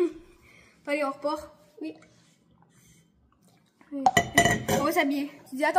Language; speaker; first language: French; native; French